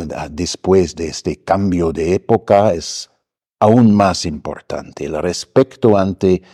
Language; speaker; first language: Spanish; non-native, fluent; German